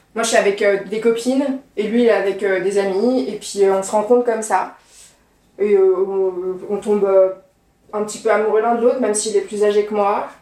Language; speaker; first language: French; native; French